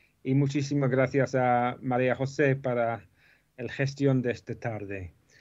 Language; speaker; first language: Spanish; non-native, fluent; English